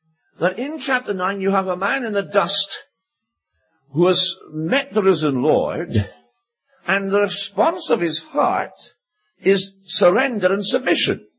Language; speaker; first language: English; native; English